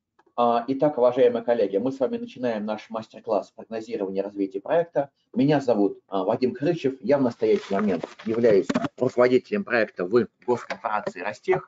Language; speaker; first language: Russian; native; Russian